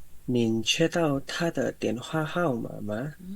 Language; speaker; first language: Chinese; non-native, learner; Indonesian